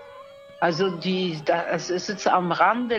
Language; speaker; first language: German; native; German